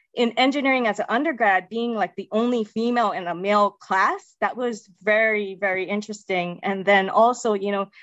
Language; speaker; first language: English; native; English